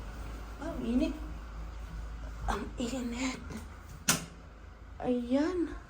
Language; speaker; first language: Filipino; non-native, local second language; Cebuano